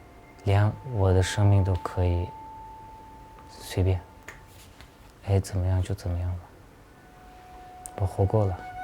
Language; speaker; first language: Chinese; non-native, local second language; Uyghur